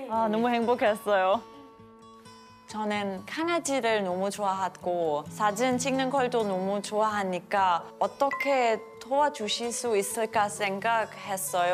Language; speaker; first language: Korean; non-native, learner; German